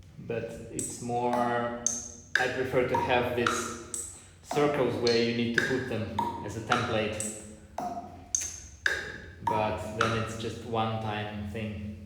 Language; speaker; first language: English; non-native, fluent; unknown